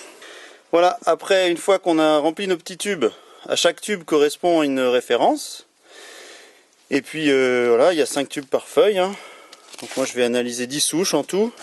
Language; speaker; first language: French; native; French